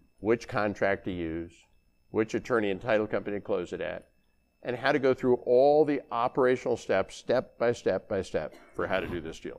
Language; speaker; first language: English; native; English